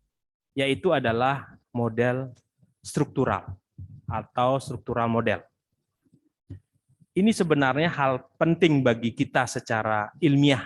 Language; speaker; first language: Indonesian; native; Indonesian